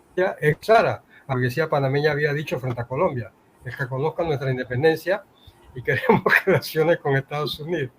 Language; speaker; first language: Spanish; native; Spanish